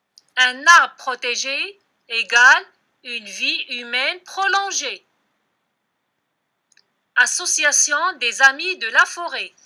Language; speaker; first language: French; non-native, local second language; Arabic